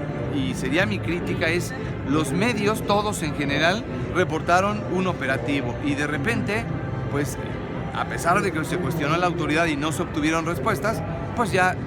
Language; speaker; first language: Spanish; native; Spanish